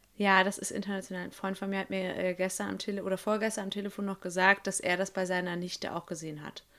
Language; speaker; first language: German; native; German